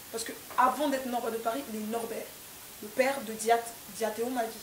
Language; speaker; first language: French; non-native, fluent; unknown